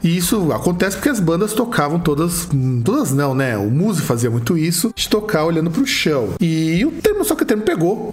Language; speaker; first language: Portuguese; native; Portuguese